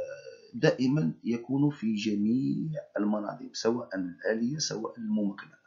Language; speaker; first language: Arabic; native; Arabic